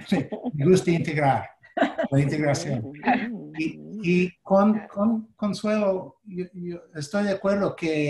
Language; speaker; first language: Spanish; non-native, fluent; English